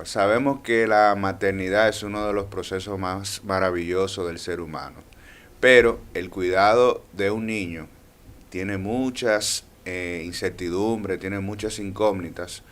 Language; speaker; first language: Spanish; native; Spanish